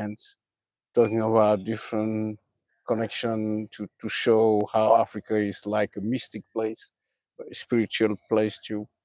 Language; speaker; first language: English; non-native, learner; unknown